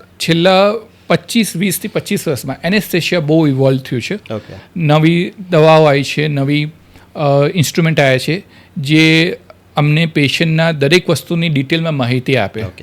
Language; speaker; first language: Gujarati; native; Gujarati